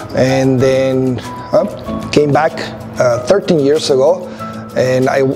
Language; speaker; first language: English; non-native, fluent; Spanish